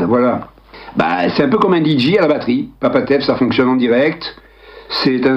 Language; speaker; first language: French; native; French